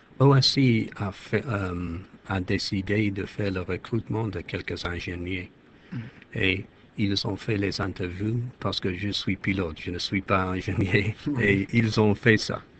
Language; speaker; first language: French; non-native, fluent; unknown